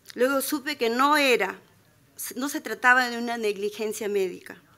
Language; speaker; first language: Spanish; native; Spanish